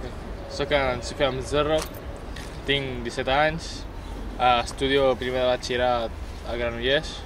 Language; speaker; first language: Catalan; early bilingual, other home language; Arabic